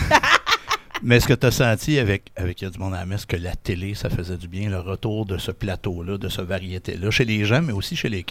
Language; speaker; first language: French; native; French